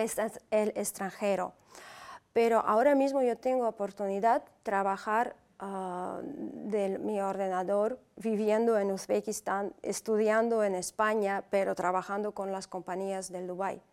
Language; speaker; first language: Spanish; non-native, fluent; Uzbek